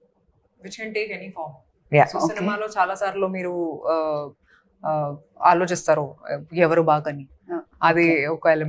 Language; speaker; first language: Telugu; non-native, fluent; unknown